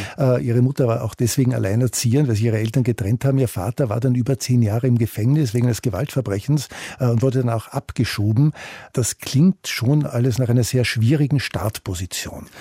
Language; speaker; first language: German; native; German